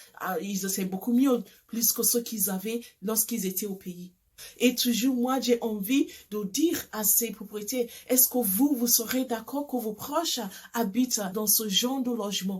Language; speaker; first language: French; non-native, fluent; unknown